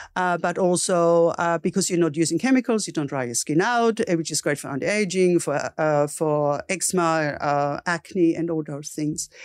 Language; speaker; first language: English; non-native, fluent; German